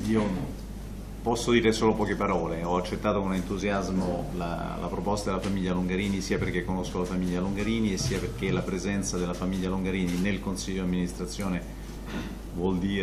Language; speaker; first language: Italian; native; Italian